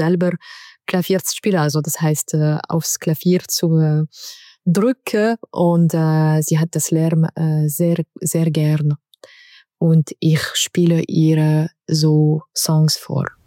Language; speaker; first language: German; non-native, local second language; French